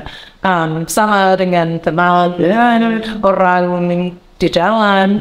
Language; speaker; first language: Indonesian; non-native, learner; English